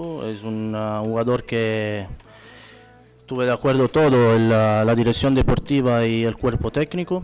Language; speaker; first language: Spanish; non-native, fluent; Italian